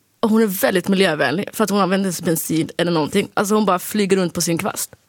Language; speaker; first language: Swedish; early bilingual, other home language; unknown